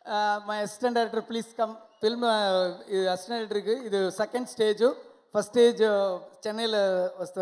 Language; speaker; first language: Telugu; non-native, learner; Tamil